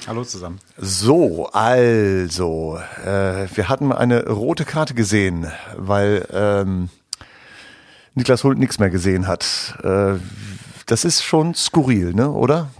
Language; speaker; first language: German; native; German